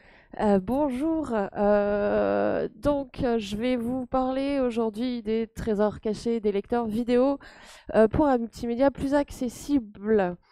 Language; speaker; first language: French; native; French